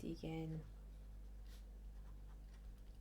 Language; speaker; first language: German; non-native, fluent; English